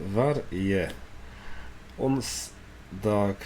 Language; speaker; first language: Swedish; non-native, learner; English